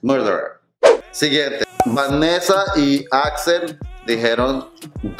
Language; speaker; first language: Spanish; native; Spanish